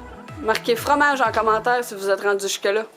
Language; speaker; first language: French; native; French